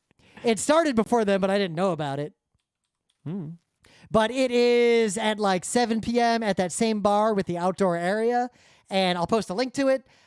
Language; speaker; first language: English; native; English